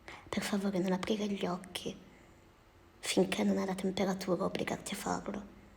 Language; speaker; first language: Italian; native; Italian